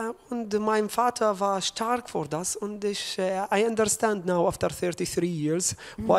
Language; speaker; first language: German; non-native, learner; Arabic